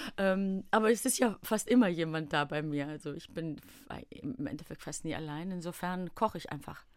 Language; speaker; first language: German; early bilingual, other home language; Greek